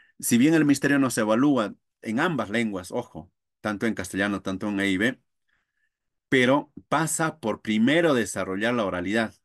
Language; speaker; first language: Spanish; non-native, local second language; Quechua